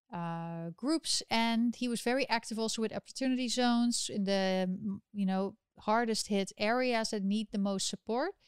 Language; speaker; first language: English; non-native, fluent; Dutch